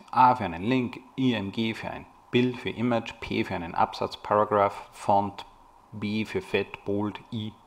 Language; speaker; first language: German; native; German